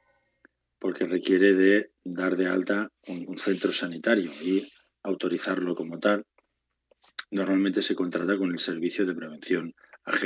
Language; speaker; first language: Spanish; native; Spanish